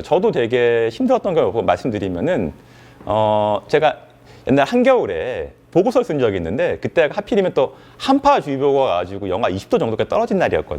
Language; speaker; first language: Korean; native; Korean